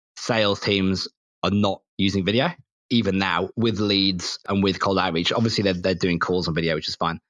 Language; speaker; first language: English; native; English